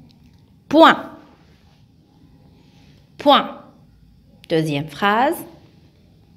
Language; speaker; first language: French; non-native, local second language; Arabic